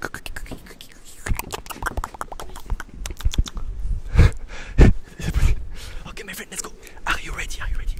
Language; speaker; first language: English; non-native, learner; French